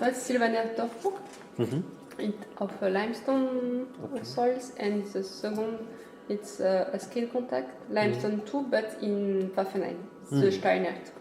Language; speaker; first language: English; non-native, learner; French